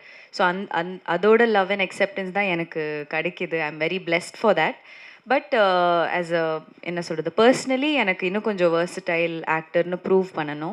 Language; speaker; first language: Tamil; non-native, local second language; Malayalam